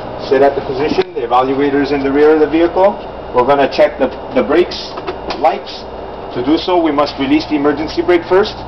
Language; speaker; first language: English; non-native, local second language; French